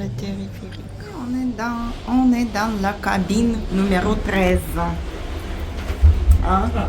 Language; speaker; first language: French; non-native, fluent; Russian